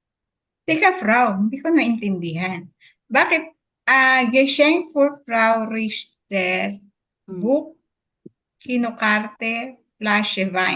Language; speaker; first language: German; non-native, learner; Filipino